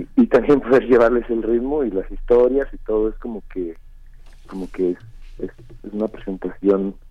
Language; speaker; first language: Spanish; native; Spanish